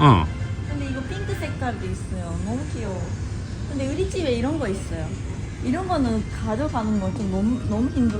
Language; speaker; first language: Korean; non-native, learner; Japanese